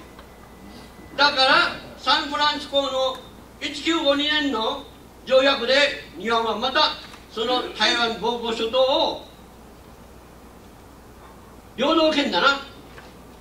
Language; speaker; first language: Japanese; non-native, local second language; Min Nan Chinese